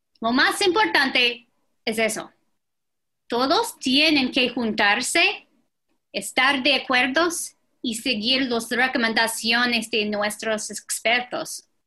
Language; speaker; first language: Spanish; non-native, fluent; English